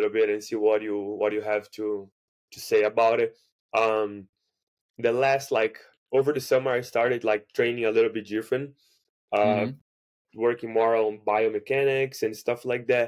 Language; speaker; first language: English; non-native, fluent; Portuguese